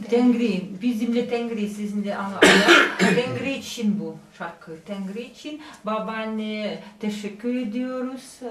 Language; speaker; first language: Turkish; non-native, learner; Chuvash